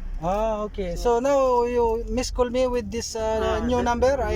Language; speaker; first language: English; non-native, learner; Filipino